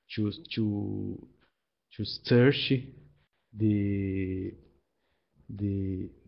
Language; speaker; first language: English; non-native, learner; Portuguese